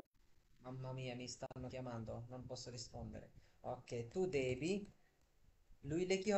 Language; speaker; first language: Italian; non-native, fluent; Bangla